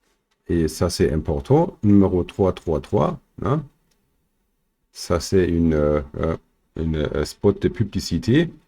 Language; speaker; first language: French; non-native, fluent; German